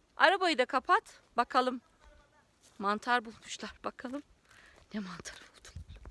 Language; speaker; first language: Turkish; native; Turkish